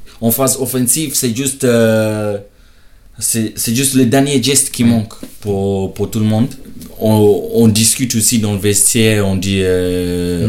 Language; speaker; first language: French; non-native, learner; Shona